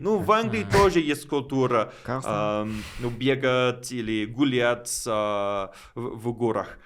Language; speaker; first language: Russian; non-native, learner; English